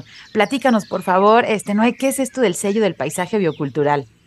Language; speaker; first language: Spanish; native; Spanish